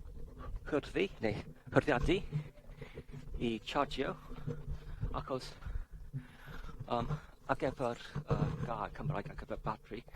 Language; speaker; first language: Welsh; non-native, learner; English